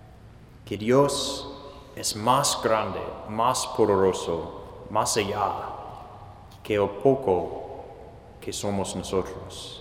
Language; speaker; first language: Spanish; non-native, fluent; English